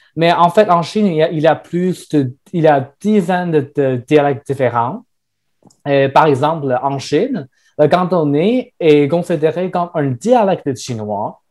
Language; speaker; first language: French; non-native, learner; Chinese